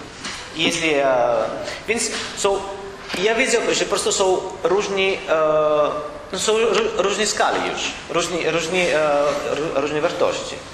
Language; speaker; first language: Polish; non-native, learner; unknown